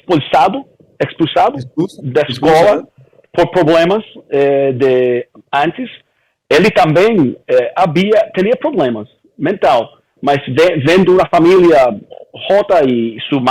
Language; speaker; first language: Portuguese; early bilingual, heritage; Portuguese